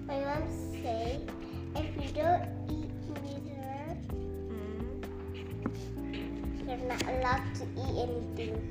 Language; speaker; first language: English; non-native, learner; Indonesian